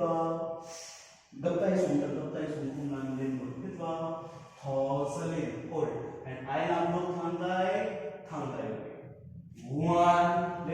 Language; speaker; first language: Vietnamese; non-native, learner; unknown